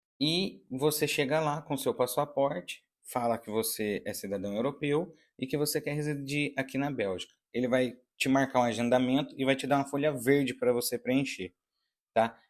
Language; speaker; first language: Portuguese; native; Portuguese